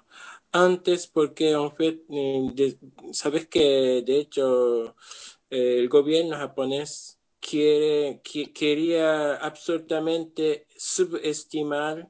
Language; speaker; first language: Spanish; non-native, learner; Japanese